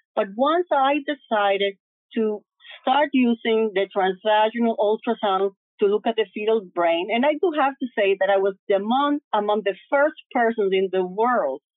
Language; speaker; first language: English; early bilingual, other home language; Spanish